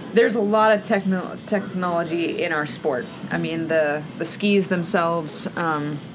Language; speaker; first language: English; native; English